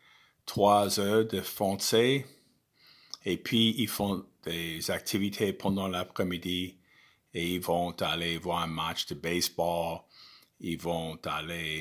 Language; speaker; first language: French; non-native, fluent; English